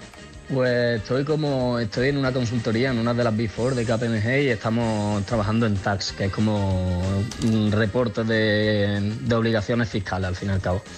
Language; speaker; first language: Spanish; native; Spanish